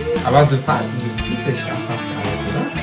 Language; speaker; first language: German; non-native, learner; Japanese